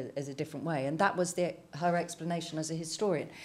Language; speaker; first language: English; native; English